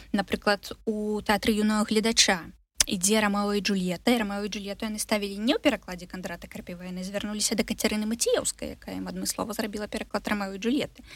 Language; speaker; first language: Belarusian; non-native, local second language; Russian